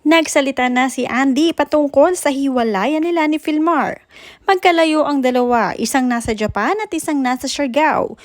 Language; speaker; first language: Filipino; native; Filipino